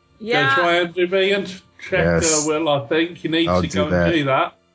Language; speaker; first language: English; native; English